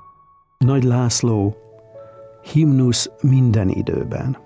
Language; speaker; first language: Hungarian; native; Hungarian